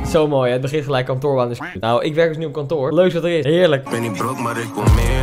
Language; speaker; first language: Dutch; native; Dutch